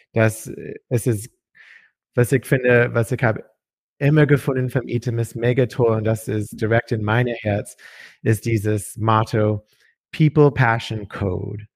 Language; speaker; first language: German; non-native, learner; English